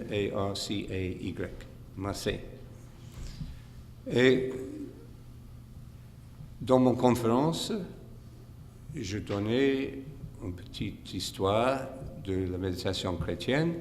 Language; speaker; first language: French; non-native, fluent; English